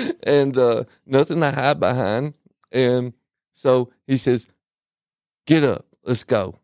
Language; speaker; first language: English; native; English